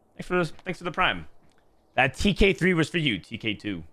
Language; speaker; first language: English; native; English